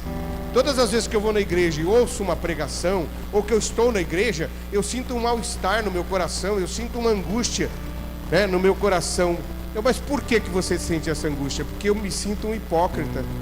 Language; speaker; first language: Portuguese; native; Portuguese